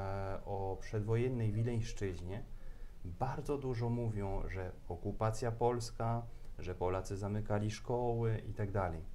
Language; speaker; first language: Polish; non-native, fluent; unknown